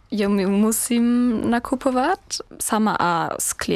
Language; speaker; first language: Czech; non-native, learner; German